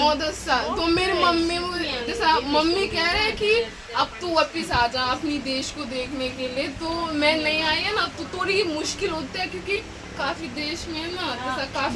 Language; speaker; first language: Hindi; early bilingual, other home language; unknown